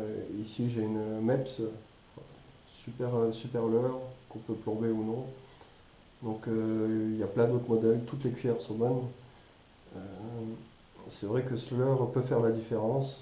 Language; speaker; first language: French; native; French